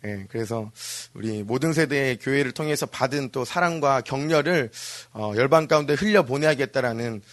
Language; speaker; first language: Korean; native; Korean